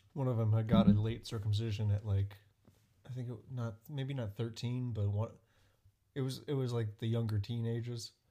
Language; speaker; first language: English; native; English